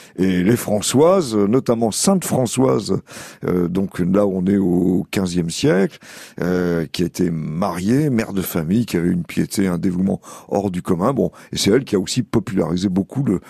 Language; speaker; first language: French; native; French